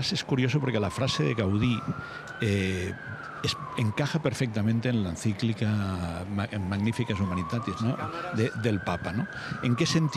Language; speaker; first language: Spanish; native; Spanish